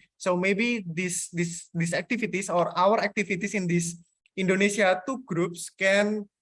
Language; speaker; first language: English; non-native, fluent; Indonesian